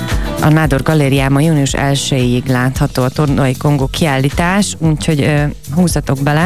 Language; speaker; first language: Hungarian; native; Hungarian